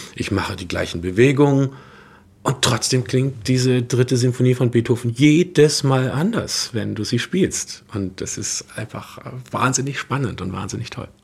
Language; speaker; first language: German; native; German